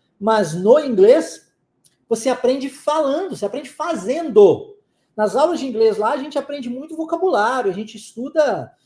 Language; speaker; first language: Portuguese; non-native, fluent; English